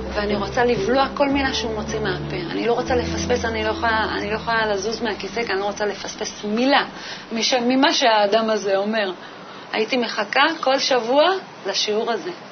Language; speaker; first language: Hebrew; native; Hebrew